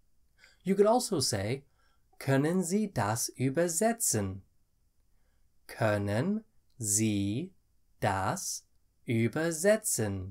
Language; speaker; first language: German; non-native, fluent; English